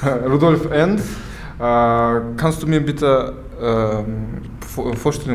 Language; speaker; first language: German; non-native, learner; Russian